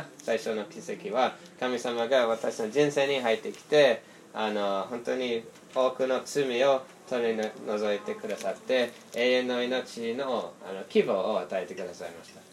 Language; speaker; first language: Japanese; non-native, fluent; English